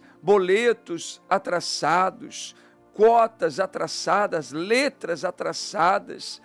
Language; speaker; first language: Spanish; non-native, fluent; Portuguese